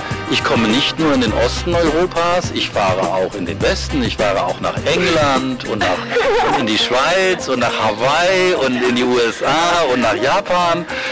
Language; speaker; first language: German; native; German